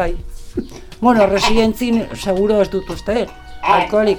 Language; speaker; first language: Basque; non-native, learner; Spanish